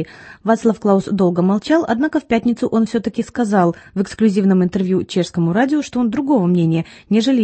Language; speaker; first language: Russian; native; Russian